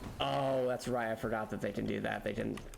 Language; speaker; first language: English; native; English